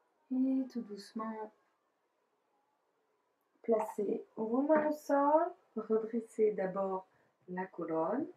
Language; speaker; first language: French; native; French